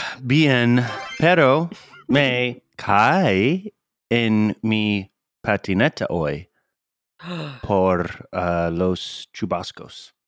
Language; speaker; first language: Spanish; non-native, learner; English